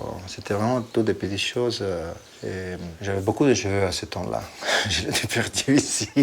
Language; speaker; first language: French; non-native, fluent; Italian